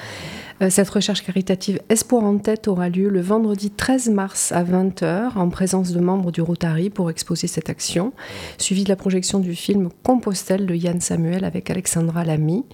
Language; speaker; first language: French; native; French